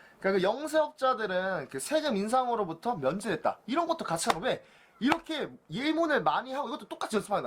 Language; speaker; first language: Korean; native; Korean